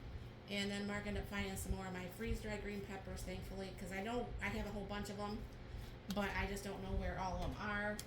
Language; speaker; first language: English; native; English